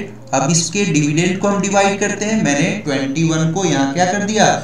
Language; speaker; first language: Hindi; native; Hindi